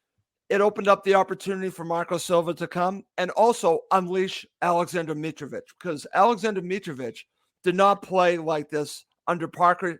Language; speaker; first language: English; native; English